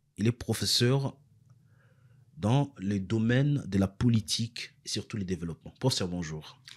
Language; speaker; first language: French; non-native, local second language; Swahili